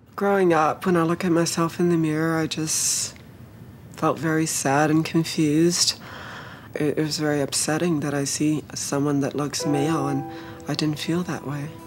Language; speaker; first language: English; early bilingual, other home language; Vietnamese